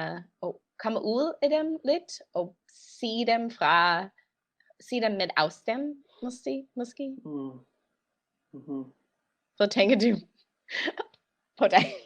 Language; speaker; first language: Danish; non-native, learner; English